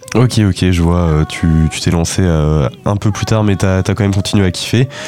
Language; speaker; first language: French; native; French